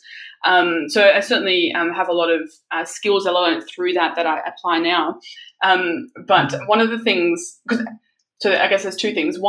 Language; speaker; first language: English; early bilingual, other home language; German